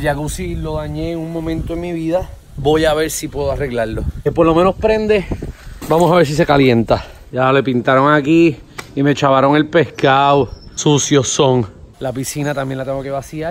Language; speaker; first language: Spanish; native; Spanish